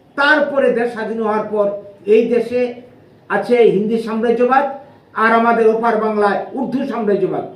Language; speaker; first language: Bangla; native; Bangla